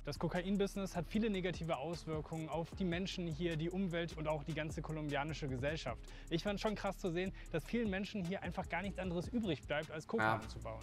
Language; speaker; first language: German; native; German